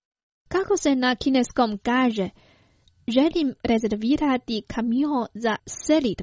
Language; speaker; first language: Croatian; non-native, fluent; Chinese